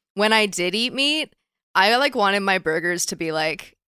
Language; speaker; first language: English; native; English